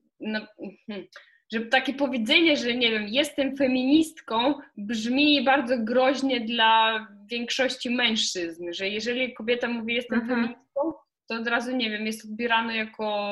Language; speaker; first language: Polish; non-native, fluent; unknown